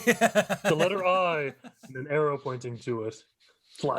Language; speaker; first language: English; native; English